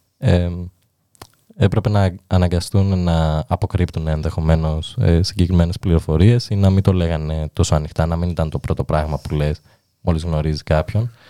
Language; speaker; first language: Greek; early bilingual, other home language; Albanian